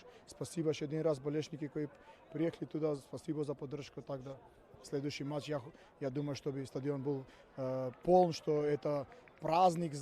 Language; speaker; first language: Russian; non-native, learner; Serbian